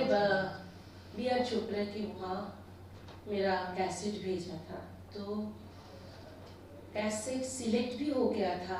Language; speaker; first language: Hindi; non-native, local second language; Bangla